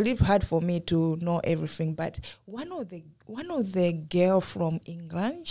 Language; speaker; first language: English; non-native, local second language; Tumbuka